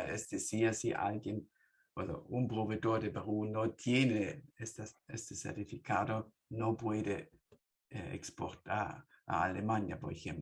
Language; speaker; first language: Spanish; non-native, fluent; German